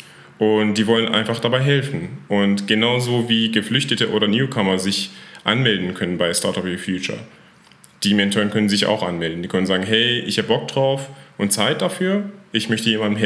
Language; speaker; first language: German; non-native, fluent; Persian